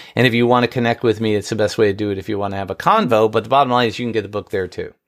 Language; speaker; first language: English; native; English